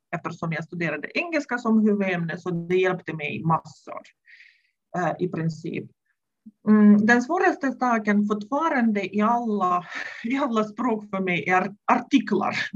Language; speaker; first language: Swedish; non-native, fluent; Russian